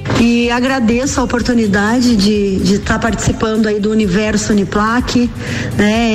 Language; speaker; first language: Portuguese; native; Portuguese